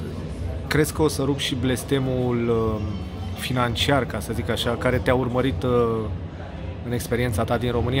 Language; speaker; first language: Romanian; native; Romanian